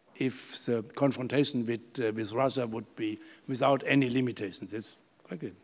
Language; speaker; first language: English; non-native, fluent; German